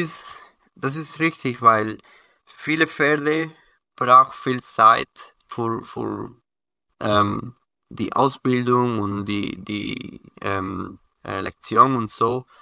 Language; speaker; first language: German; non-native, learner; Spanish